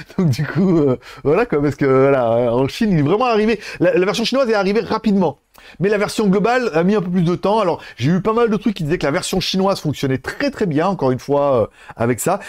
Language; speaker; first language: French; native; French